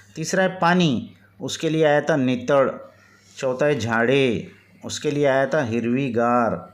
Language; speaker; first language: Hindi; non-native, local second language; Marathi